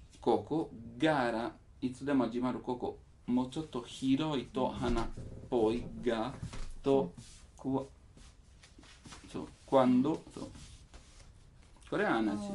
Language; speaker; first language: Japanese; non-native, learner; Italian